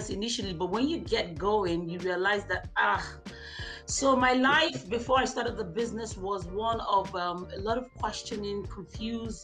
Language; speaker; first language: English; non-native, local second language; Igbo